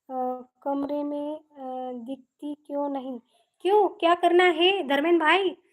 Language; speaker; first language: Hindi; non-native, local second language; Marathi